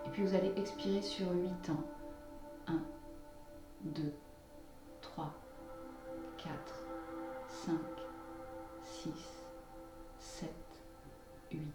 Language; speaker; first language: French; native; French